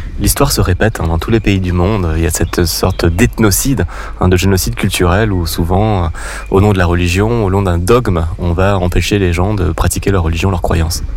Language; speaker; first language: French; native; French